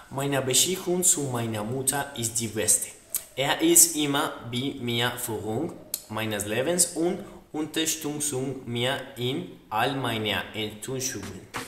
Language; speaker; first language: German; non-native, learner; Spanish